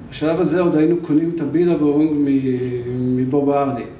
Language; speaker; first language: Hebrew; native; Hebrew